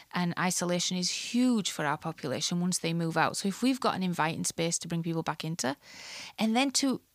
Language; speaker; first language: English; native; English